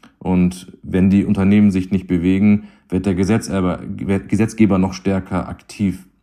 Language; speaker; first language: German; native; German